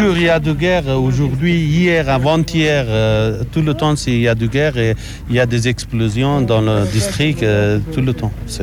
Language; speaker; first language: French; non-native, fluent; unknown